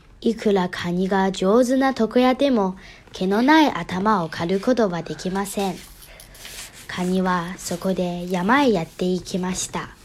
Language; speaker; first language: Japanese; non-native, learner; Chinese